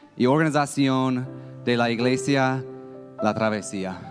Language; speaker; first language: Spanish; non-native, fluent; English